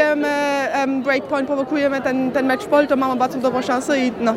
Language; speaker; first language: Polish; early bilingual, heritage; German